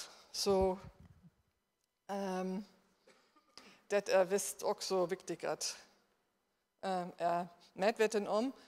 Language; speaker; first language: Swedish; non-native, fluent; German